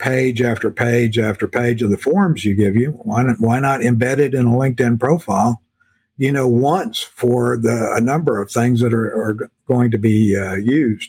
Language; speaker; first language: English; native; English